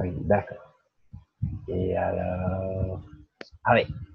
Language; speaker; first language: French; non-native, learner; Portuguese